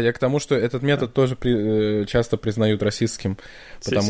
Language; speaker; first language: Russian; native; Russian